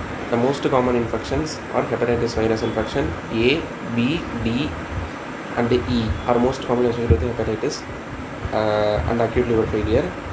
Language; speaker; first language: English; non-native, local second language; Tamil